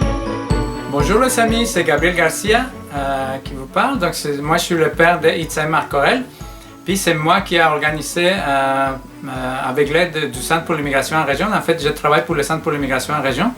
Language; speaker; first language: French; non-native, fluent; Spanish